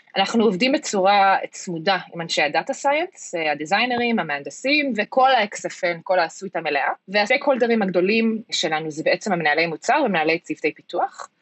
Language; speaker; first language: Hebrew; early bilingual, heritage; Hebrew